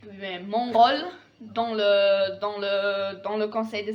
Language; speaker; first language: French; non-native, fluent; Polish